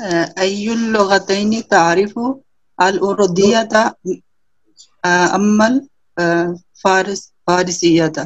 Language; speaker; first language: Arabic; non-native, learner; Urdu